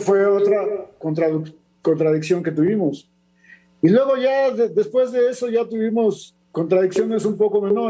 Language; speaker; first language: Spanish; native; Spanish